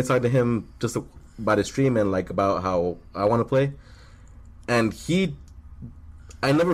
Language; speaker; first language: English; early bilingual, other home language; Spanish